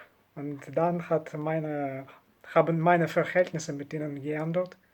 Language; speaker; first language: German; non-native, learner; Russian